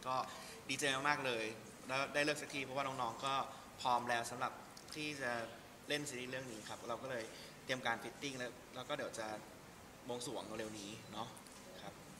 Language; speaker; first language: Thai; native; Thai